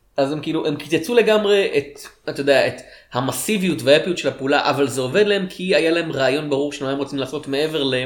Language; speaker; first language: Hebrew; native; Hebrew